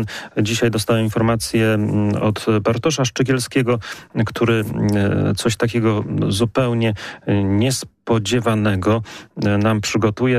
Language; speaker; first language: Polish; native; Polish